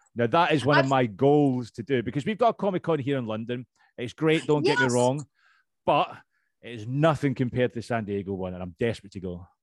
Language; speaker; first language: English; native; English